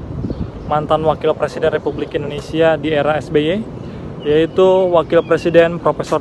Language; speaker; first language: Indonesian; non-native, local second language; Sundanese